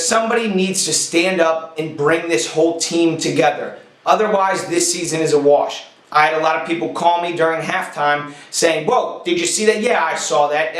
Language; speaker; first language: English; native; English